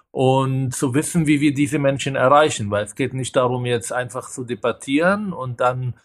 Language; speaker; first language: German; non-native, fluent; Hebrew